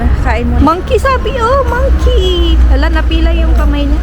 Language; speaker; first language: Filipino; native; Filipino